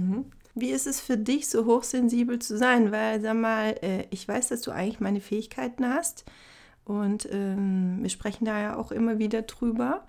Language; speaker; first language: German; native; German